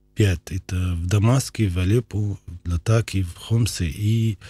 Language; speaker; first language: Russian; non-native, fluent; Arabic